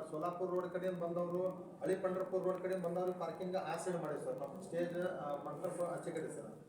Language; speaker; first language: Kannada; non-native, local second language; Lambadi